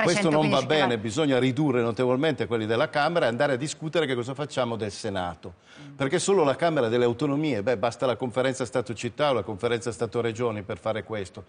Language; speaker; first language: Italian; native; Italian